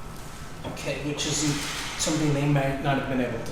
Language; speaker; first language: English; native; English